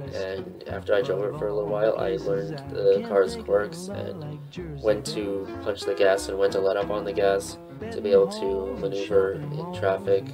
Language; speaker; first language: English; native; English